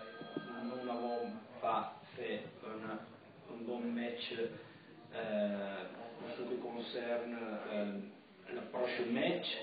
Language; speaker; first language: French; non-native, fluent; Italian